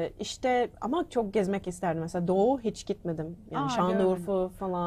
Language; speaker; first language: Turkish; non-native, learner; English